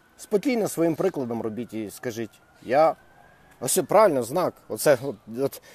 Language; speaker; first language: Ukrainian; non-native, local second language; Russian